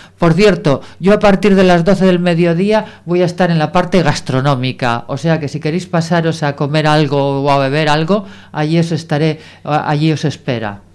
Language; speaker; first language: Spanish; native; Spanish